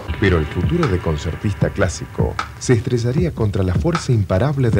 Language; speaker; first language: Spanish; native; Spanish